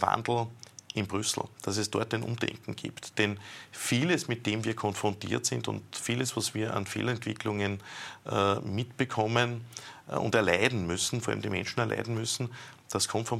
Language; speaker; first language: German; native; German